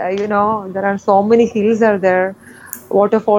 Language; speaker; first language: English; non-native, local second language; Malayalam